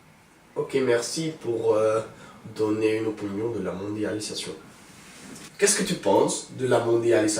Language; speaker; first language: French; non-native, learner; Dutch